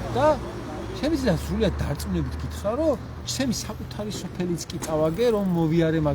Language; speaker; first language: Georgian; native; Georgian